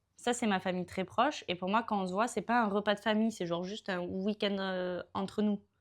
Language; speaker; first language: French; native; French